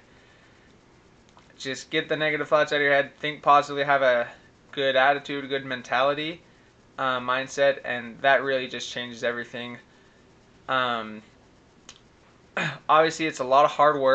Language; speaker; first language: English; native; English